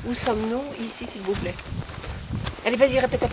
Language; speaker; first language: French; native; French